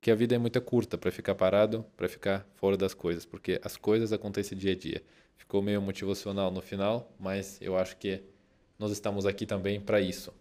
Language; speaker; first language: Portuguese; non-native, fluent; Russian